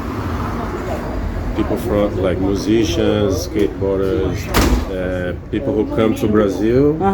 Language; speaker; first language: English; non-native, fluent; Portuguese